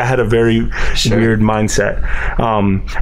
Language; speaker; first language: English; native; English